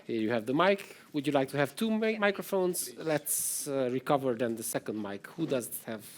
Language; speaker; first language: English; non-native, fluent; Romanian